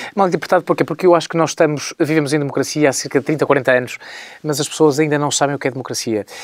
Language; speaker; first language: Portuguese; native; Portuguese